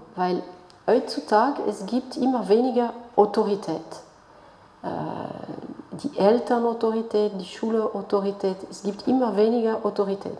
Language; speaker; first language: German; non-native, fluent; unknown